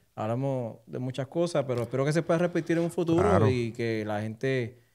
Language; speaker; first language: Spanish; native; Spanish